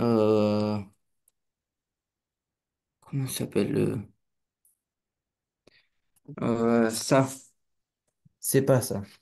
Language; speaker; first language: French; non-native, learner; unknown